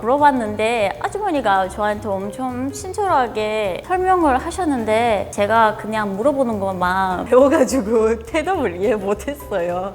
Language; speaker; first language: Korean; non-native, fluent; Turkish